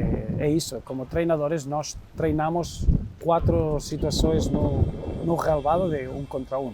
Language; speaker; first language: Portuguese; non-native, fluent; Spanish